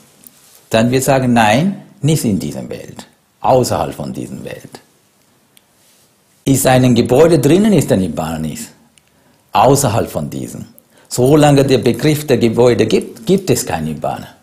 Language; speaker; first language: German; non-native, fluent; Sinhala